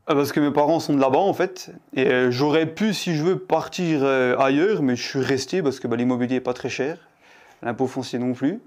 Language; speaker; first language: French; native; French